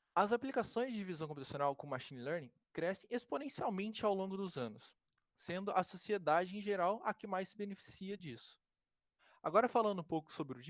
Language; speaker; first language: Portuguese; native; Portuguese